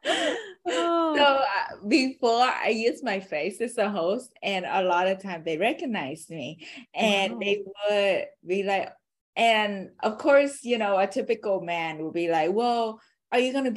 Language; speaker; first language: English; non-native, fluent; Vietnamese